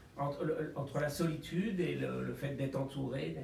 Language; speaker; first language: French; native; French